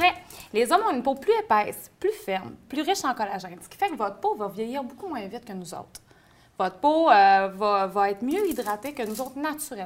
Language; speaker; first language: French; native; French